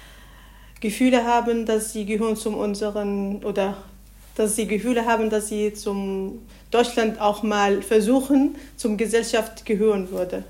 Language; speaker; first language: German; non-native, learner; Arabic